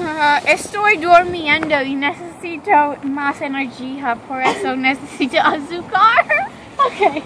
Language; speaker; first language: Spanish; non-native, learner; English